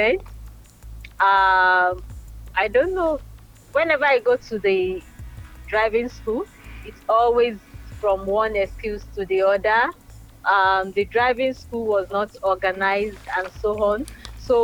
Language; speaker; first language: English; non-native, local second language; Yoruba